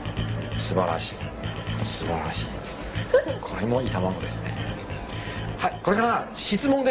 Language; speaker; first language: Japanese; non-native, learner; Chinese